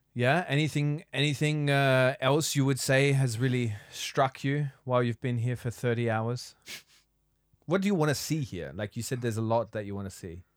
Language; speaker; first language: English; native; English